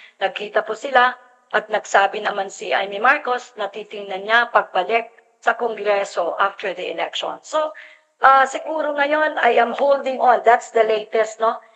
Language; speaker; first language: Filipino; native; Filipino